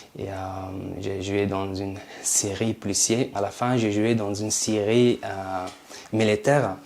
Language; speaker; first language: French; non-native, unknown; Persian